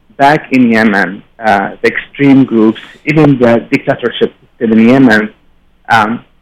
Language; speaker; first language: English; non-native, fluent; Arabic